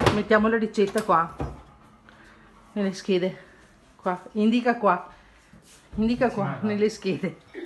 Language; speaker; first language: Italian; native; Italian